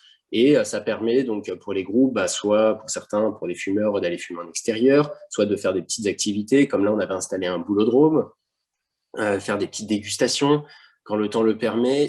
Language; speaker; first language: French; native; French